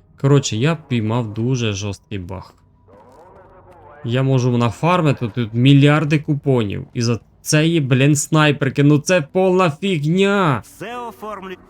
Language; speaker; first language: Ukrainian; native; Ukrainian